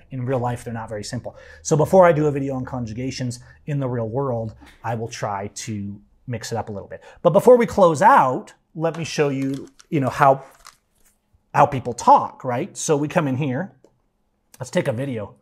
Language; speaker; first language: English; native; English